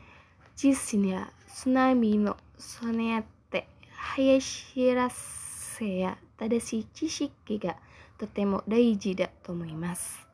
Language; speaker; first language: Japanese; non-native, learner; Indonesian